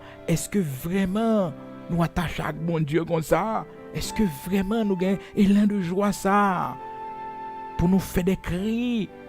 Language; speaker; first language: French; non-native, local second language; Haitian Creole